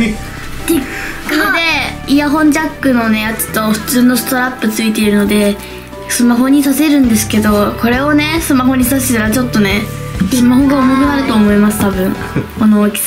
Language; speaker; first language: Japanese; native; Japanese